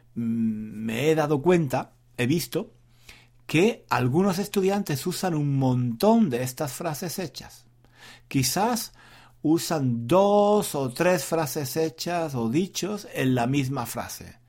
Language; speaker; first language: Spanish; native; Spanish